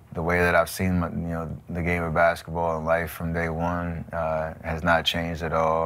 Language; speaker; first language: English; native; English